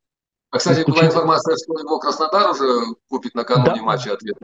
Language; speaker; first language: Russian; native; Russian